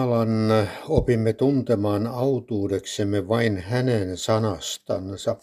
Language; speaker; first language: Finnish; native; Finnish